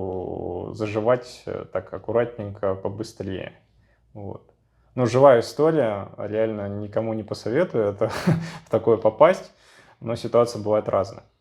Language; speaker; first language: Russian; native; Russian